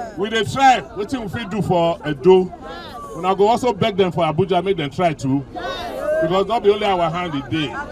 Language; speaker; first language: Nigerian Pidgin; non-native, local second language; Bini